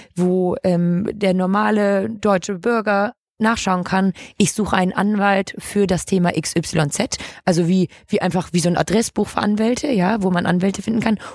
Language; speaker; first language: German; native; German